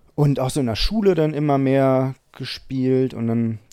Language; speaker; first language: German; native; German